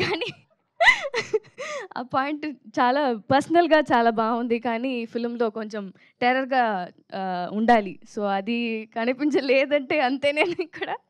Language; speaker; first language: Telugu; non-native, learner; Tamil